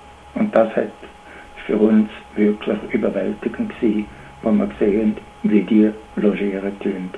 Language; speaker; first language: German; native; German